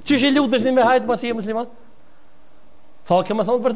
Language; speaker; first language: Albanian; native; Albanian